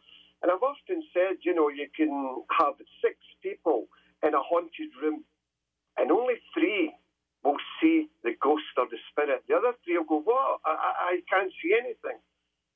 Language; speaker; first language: English; native; English